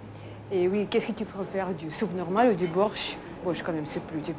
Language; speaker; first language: French; non-native, fluent; Russian